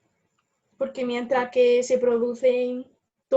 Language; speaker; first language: Spanish; native; Spanish